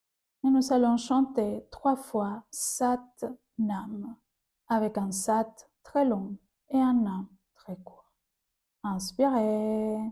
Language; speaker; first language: French; native; French